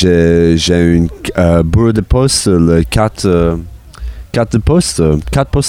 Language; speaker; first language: French; non-native, learner; English